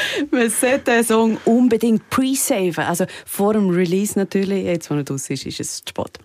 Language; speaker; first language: German; native; German